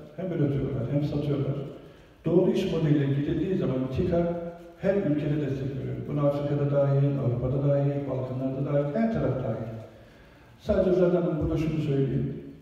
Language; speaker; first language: Turkish; native; Turkish